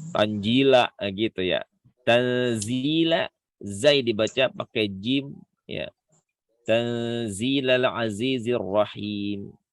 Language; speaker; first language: Indonesian; native; Indonesian